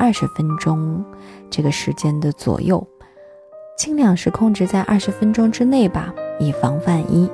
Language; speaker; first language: Chinese; native; Chinese